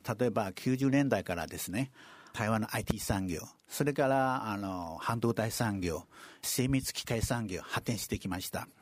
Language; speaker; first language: Japanese; non-native, fluent; Chinese